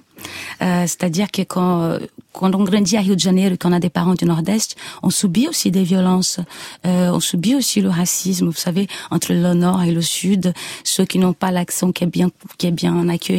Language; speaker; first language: French; non-native, fluent; Portuguese